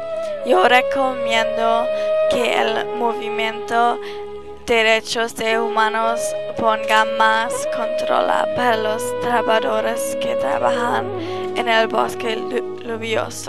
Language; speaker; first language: Spanish; non-native, learner; English